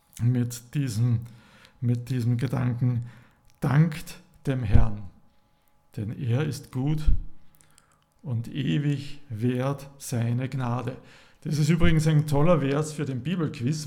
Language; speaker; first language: German; native; German